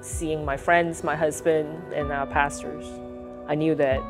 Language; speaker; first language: English; non-native, fluent; Chinese